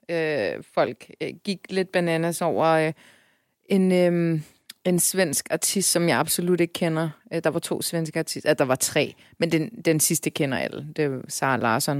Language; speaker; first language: Danish; early bilingual, other home language; Turkish